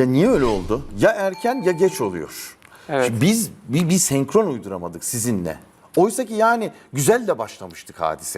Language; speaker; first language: Turkish; native; Turkish